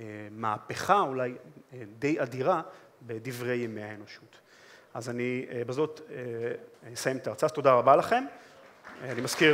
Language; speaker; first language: Hebrew; native; Hebrew